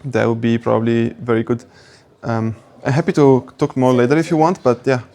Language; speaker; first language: English; non-native, fluent; Italian